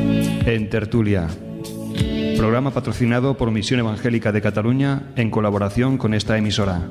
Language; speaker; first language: Spanish; native; Spanish